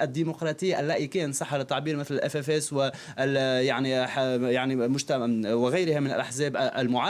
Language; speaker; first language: Arabic; native; Arabic